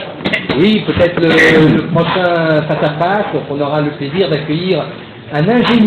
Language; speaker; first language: French; native; French